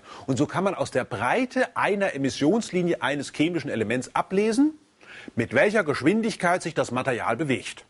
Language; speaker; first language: German; native; German